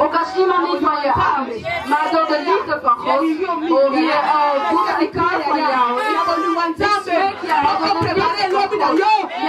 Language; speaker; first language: Dutch; non-native, fluent; Lingala